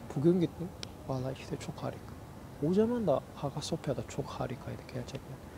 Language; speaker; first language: Turkish; non-native, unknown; Korean